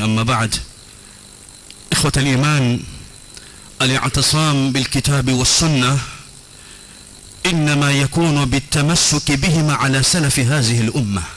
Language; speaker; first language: Arabic; non-native, local second language; Swahili